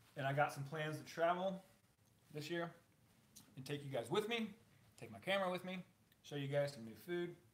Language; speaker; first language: English; native; English